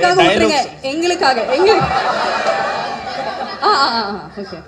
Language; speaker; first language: Tamil; native; Tamil